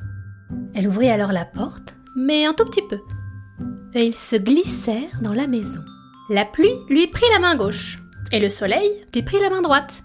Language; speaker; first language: French; native; French